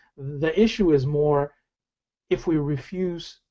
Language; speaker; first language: English; native; English